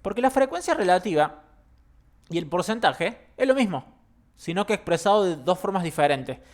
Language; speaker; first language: Spanish; native; Spanish